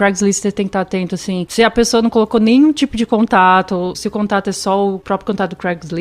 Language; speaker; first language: Portuguese; native; Portuguese